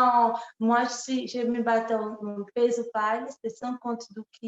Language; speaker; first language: French; non-native, learner; Portuguese